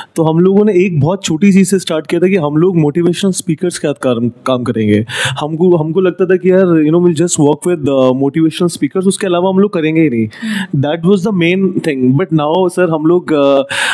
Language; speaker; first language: Hindi; native; Hindi